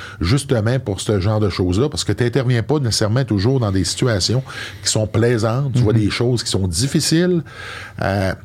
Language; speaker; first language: French; native; French